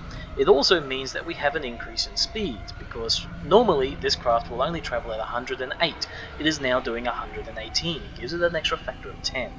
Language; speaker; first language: English; native; English